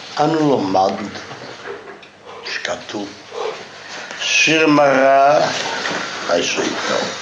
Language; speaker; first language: Hebrew; non-native, fluent; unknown